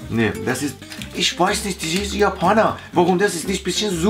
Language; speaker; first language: German; non-native, learner; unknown